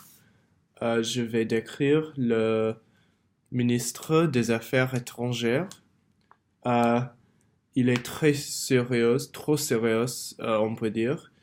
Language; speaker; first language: French; non-native, learner; English